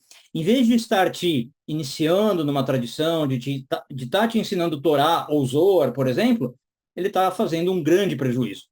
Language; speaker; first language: Portuguese; native; Portuguese